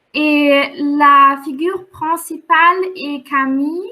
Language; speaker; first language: French; non-native, fluent; German